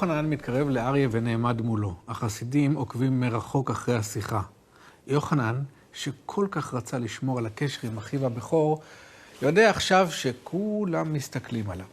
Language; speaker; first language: Hebrew; native; Hebrew